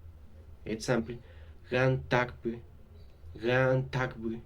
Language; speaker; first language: French; non-native, learner; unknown